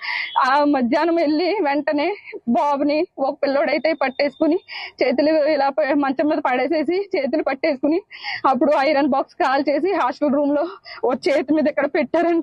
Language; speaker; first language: Telugu; native; Telugu